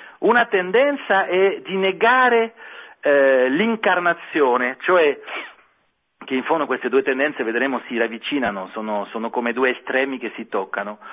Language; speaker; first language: Italian; non-native, fluent; French